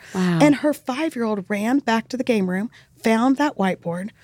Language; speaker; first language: English; native; English